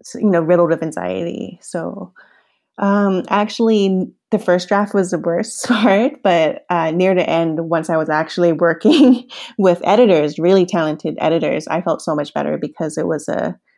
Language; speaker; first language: English; early bilingual, other home language; Cantonese